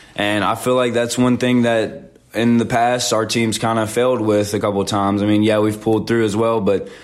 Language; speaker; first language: English; native; English